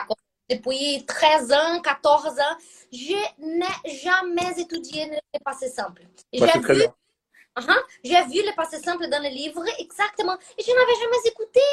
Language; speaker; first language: French; non-native, fluent; Portuguese